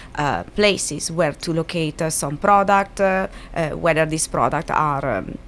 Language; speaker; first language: English; non-native, fluent; Italian